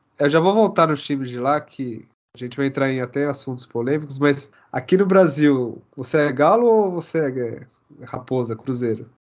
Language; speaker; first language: Portuguese; native; Portuguese